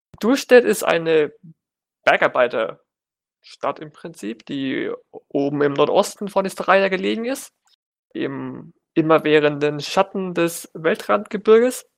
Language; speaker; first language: German; native; German